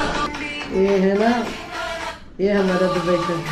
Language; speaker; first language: Hindi; non-native, local second language; Malayalam